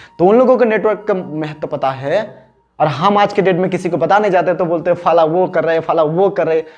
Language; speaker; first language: Hindi; non-native, local second language; Bangla